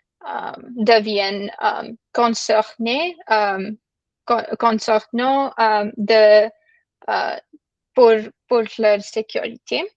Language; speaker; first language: French; non-native, learner; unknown